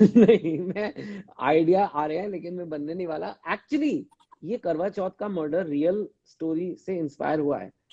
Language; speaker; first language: Hindi; native; Hindi